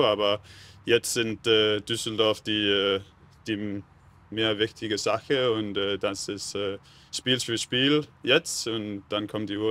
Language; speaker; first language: German; non-native, learner; Danish